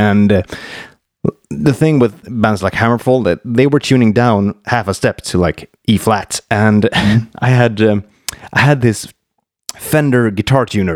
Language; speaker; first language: English; non-native, fluent; Swedish